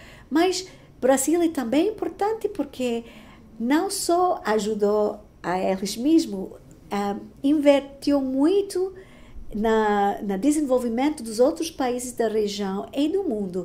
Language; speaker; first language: Portuguese; non-native, fluent; Spanish